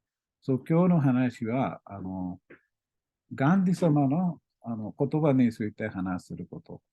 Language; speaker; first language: Japanese; non-native, learner; Malayalam